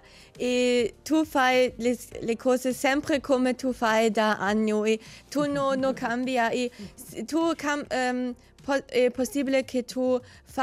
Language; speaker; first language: Italian; non-native, learner; German